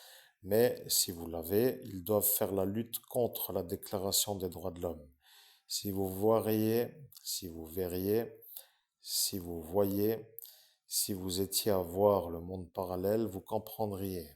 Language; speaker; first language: French; native; French